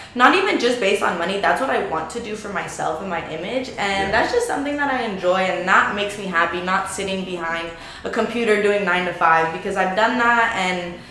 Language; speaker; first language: English; native; English